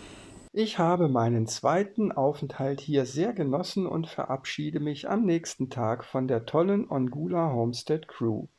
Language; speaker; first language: German; native; German